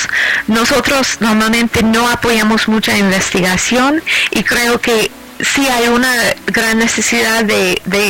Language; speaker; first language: Spanish; non-native, fluent; English